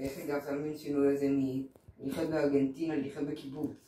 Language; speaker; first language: Hebrew; native; Hebrew